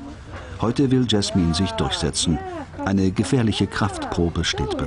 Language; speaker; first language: German; native; German